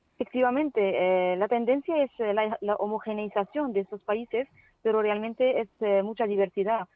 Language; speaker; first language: Spanish; non-native, fluent; Arabic